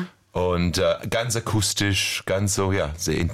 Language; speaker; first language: German; non-native, fluent; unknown